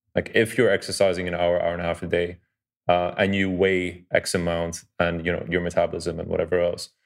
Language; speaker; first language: English; early bilingual, other home language; Dutch